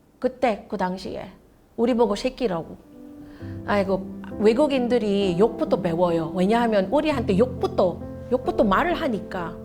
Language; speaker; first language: Korean; non-native, fluent; Filipino